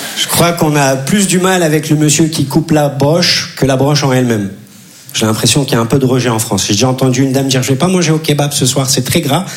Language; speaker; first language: French; early bilingual, other home language; Turkish